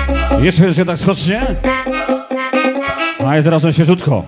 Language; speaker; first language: Polish; native; Polish